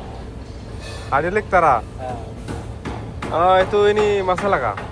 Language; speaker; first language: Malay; non-native, learner; Bangla